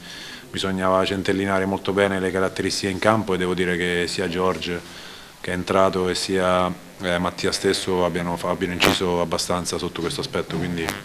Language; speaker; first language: Italian; native; Italian